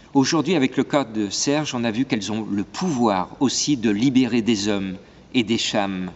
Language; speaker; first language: French; native; French